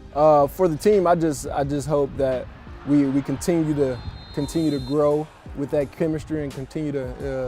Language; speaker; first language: English; native; English